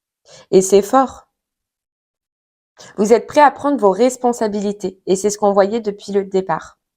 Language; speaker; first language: French; native; French